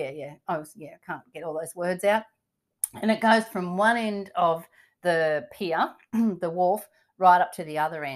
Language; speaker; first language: English; native; English